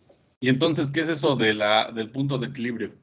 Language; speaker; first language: Spanish; native; Spanish